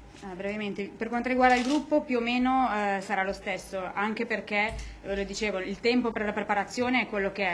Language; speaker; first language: Italian; native; Italian